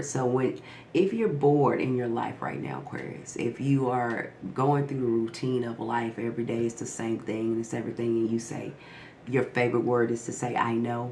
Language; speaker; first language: English; native; English